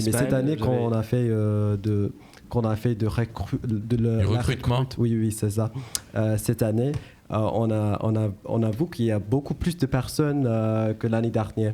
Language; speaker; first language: French; non-native, learner; English